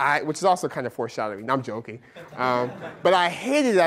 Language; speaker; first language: English; native; English